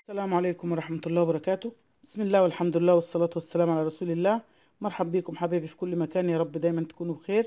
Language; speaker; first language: Arabic; native; Arabic